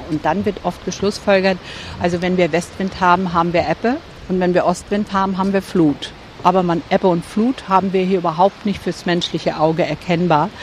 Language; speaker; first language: German; native; German